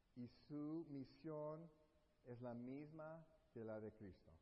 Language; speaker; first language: Spanish; early bilingual, heritage; Spanish